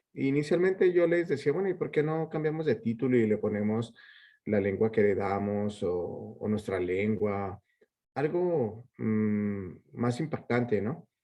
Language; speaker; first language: Spanish; early bilingual, heritage; Spanish